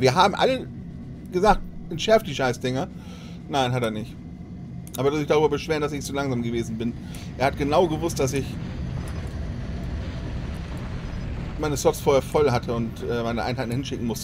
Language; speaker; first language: German; native; German